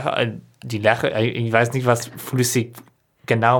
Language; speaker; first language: German; non-native, learner; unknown